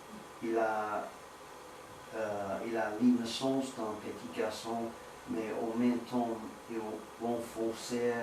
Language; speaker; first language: French; non-native, learner; English